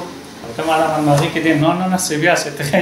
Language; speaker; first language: French; non-native, learner; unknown